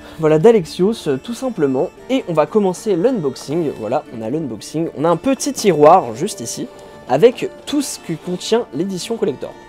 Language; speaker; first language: French; native; French